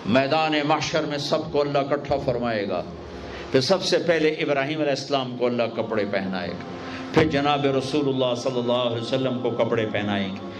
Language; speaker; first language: Urdu; non-native, local second language; Punjabi